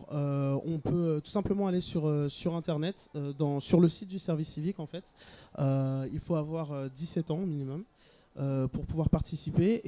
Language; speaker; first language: French; native; French